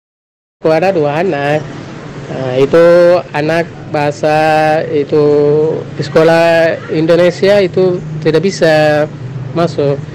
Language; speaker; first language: Indonesian; non-native, learner; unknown